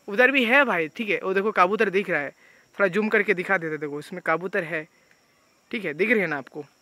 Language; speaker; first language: Hindi; non-native, local second language; Bangla